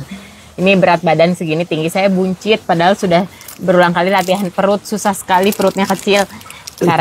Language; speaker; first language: Indonesian; native; Indonesian